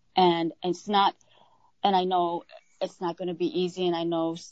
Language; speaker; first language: English; native; English